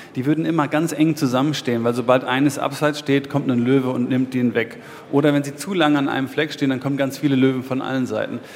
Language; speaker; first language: German; native; German